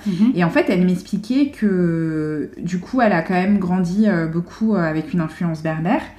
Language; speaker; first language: French; native; French